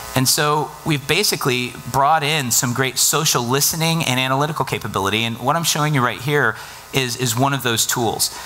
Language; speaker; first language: English; native; English